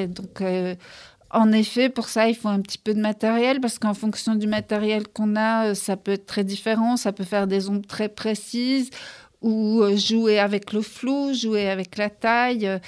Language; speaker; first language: French; native; French